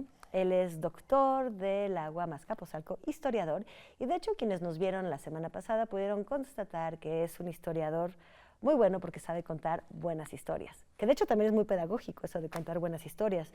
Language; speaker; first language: Spanish; native; Spanish